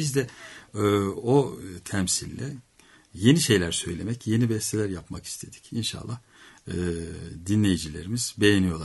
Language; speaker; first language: Turkish; native; Turkish